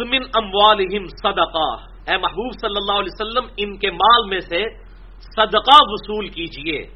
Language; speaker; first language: Urdu; non-native, local second language; Punjabi